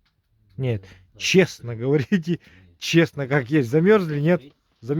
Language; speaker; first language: Russian; native; Russian